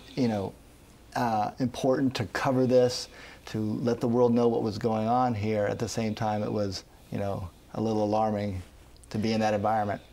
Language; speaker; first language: English; native; English